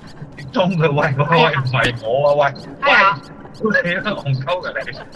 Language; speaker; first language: Chinese; native; Chinese